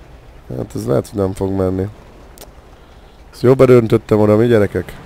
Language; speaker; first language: Hungarian; native; Hungarian